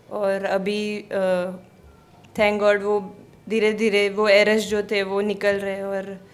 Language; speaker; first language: Hindi; native; Hindi